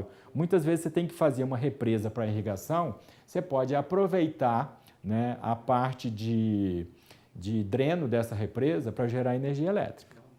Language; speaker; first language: Portuguese; native; Portuguese